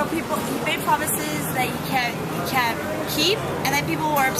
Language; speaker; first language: English; non-native, fluent; Hebrew